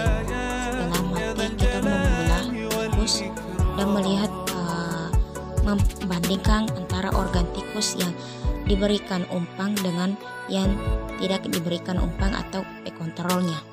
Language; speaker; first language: Indonesian; native; Indonesian